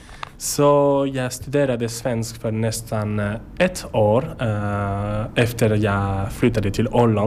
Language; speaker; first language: Swedish; non-native, learner; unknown